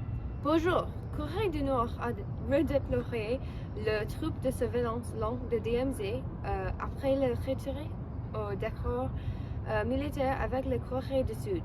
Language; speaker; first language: French; non-native, learner; English